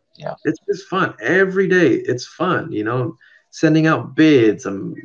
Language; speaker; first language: English; native; English